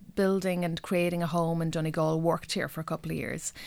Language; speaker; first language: English; non-native, local second language; Irish